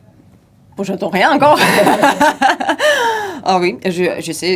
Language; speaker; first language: French; non-native, fluent; Russian